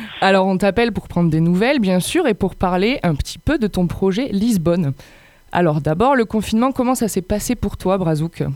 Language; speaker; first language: French; native; French